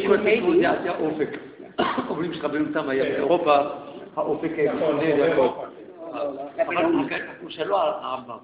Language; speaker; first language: Hebrew; non-native, fluent; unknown